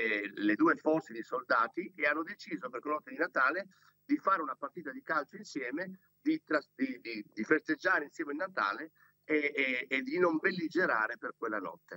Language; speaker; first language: Italian; native; Italian